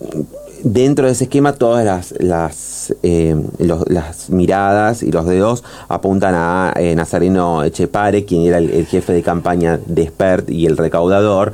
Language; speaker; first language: Spanish; native; Spanish